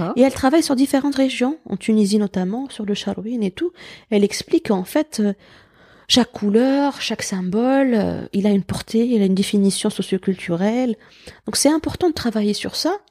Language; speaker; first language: French; non-native, local second language; Arabic